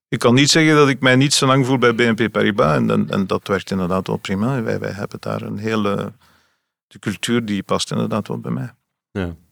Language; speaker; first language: Dutch; native; Dutch